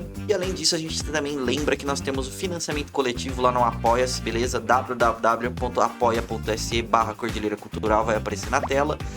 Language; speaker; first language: Portuguese; native; Portuguese